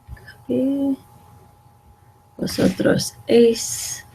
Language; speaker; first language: Spanish; non-native, fluent; English